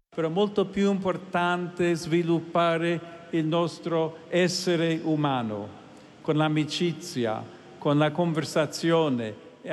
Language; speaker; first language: Italian; non-native, fluent; English